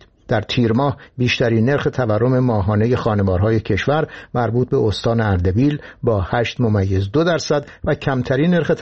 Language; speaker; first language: Persian; native; Persian